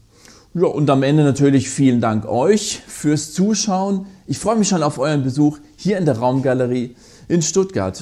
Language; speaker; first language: German; native; German